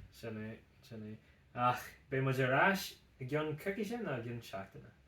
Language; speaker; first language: Irish; non-native, local second language; English